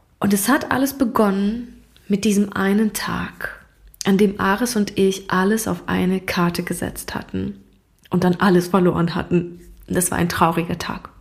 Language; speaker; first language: German; early bilingual, other home language; Russian